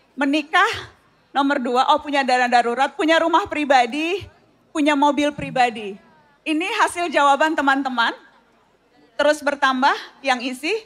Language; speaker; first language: Indonesian; native; Indonesian